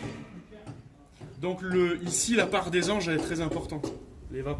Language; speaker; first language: French; native; French